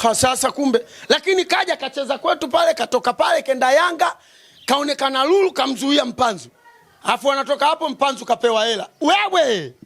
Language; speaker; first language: Swahili; native; Swahili